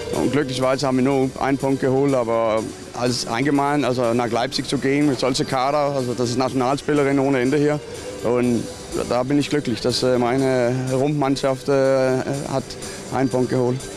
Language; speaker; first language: German; non-native, fluent; Danish